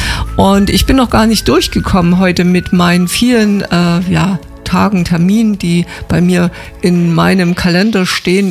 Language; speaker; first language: German; native; German